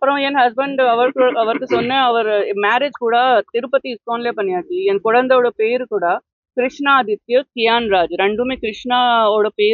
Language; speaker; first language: Tamil; non-native, local second language; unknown